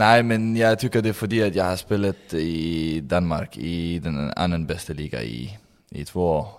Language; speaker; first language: Swedish; non-native, learner; Danish